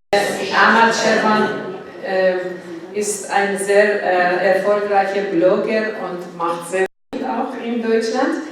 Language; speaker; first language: German; non-native, local second language; Persian